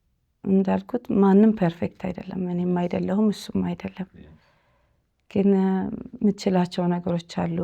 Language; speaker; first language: Amharic; early bilingual, heritage; Amharic